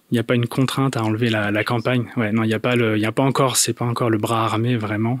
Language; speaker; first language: French; native; French